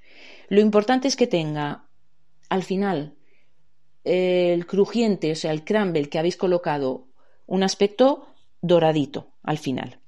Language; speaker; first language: Spanish; native; Spanish